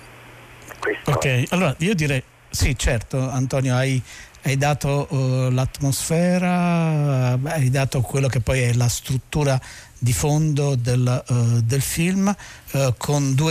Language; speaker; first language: Italian; native; Italian